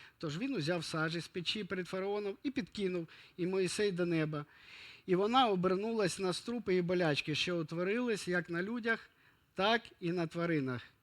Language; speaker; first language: Ukrainian; non-native, local second language; Russian